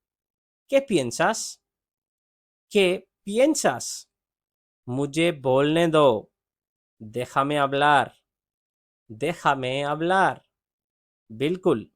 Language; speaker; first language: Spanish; non-native, fluent; Urdu